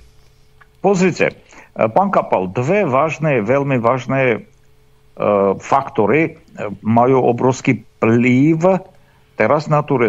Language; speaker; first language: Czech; non-native, fluent; Armenian